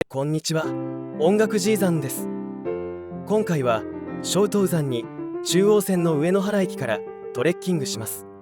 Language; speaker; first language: Japanese; native; Japanese